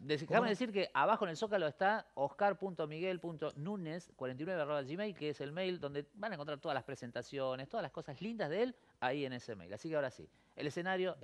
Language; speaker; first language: Spanish; native; Spanish